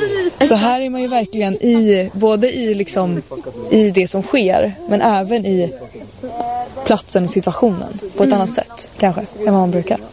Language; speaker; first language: Swedish; native; Swedish